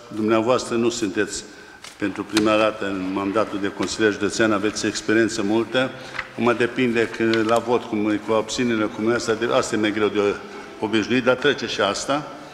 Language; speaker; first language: Romanian; native; Romanian